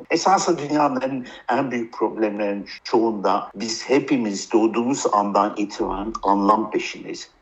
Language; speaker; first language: Turkish; early bilingual, heritage; Turkish